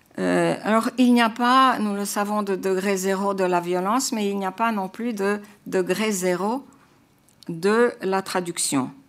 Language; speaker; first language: French; non-native, fluent; Croatian